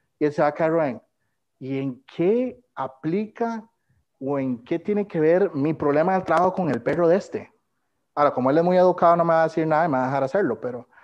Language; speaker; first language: Spanish; native; Spanish